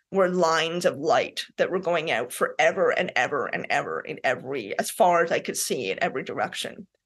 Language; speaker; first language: English; native; English